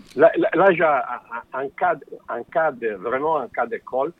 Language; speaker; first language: French; non-native, fluent; English